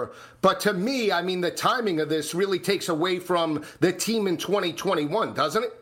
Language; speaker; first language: English; native; English